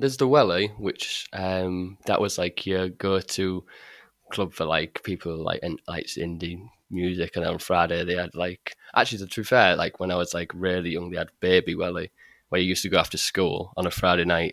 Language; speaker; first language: English; native; English